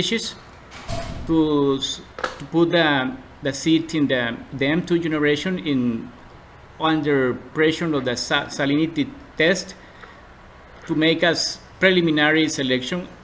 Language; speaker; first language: English; non-native, learner; Spanish